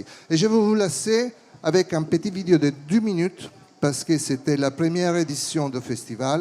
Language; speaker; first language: French; non-native, fluent; Italian